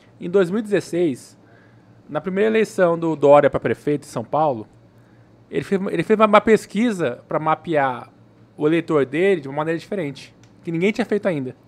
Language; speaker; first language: Portuguese; native; Portuguese